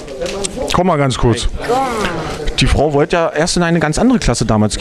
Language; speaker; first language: German; native; German